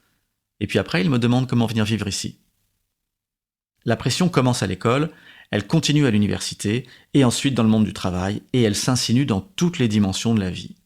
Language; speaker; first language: French; native; French